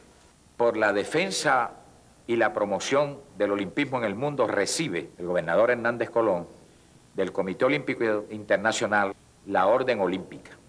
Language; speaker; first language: Spanish; native; Spanish